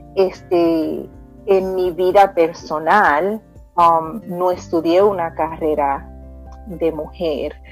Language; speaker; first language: Spanish; early bilingual, heritage; Spanish